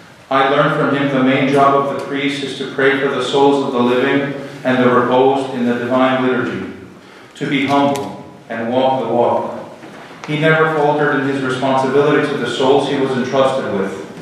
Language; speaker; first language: English; early bilingual, other home language; Greek